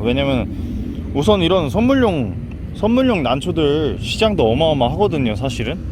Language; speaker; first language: Korean; native; Korean